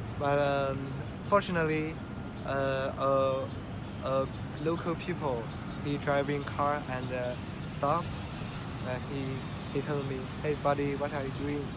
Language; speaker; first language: English; non-native, learner; Chinese